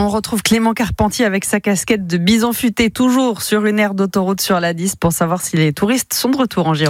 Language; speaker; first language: French; native; French